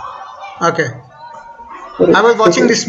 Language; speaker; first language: English; non-native, local second language; Hindi